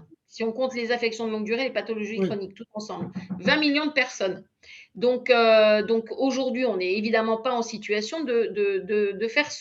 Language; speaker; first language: French; native; French